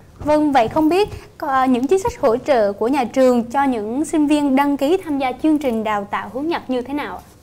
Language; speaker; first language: Vietnamese; native; Vietnamese